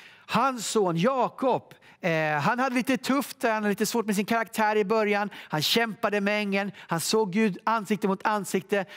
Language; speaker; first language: Swedish; native; Swedish